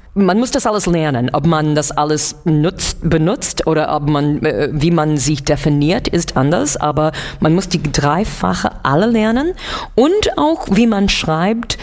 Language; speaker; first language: German; non-native, fluent; English